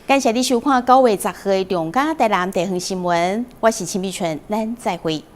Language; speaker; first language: Chinese; native; Chinese